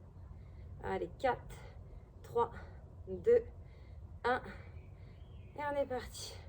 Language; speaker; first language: French; native; French